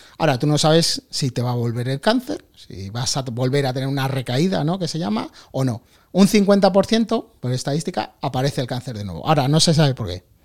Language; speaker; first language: Spanish; native; Spanish